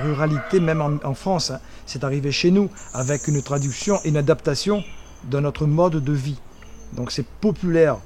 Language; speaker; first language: French; native; French